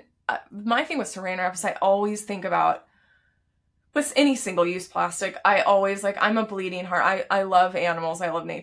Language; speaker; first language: English; native; English